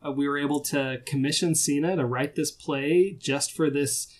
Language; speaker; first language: English; native; English